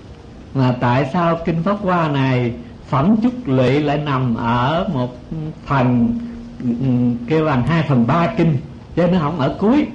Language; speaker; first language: Vietnamese; native; Vietnamese